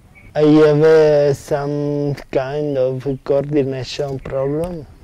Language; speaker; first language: English; non-native, learner; Italian